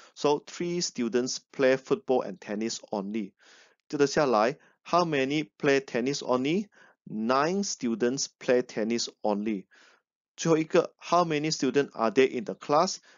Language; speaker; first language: English; non-native, local second language; Chinese